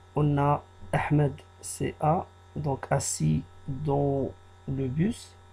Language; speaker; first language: French; non-native, local second language; Arabic